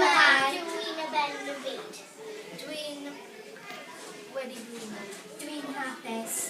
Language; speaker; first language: Welsh; non-native, learner; English